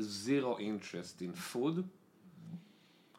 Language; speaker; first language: English; non-native, fluent; Hebrew